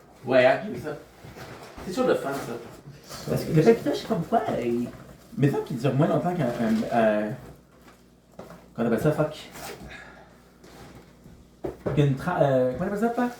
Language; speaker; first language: French; native; French